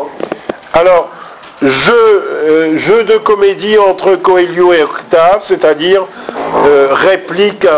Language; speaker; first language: French; native; French